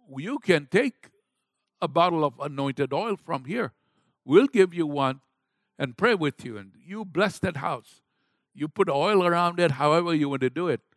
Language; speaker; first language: English; non-native, local second language; Gujarati